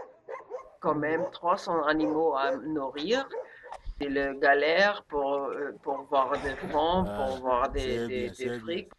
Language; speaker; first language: French; non-native, learner; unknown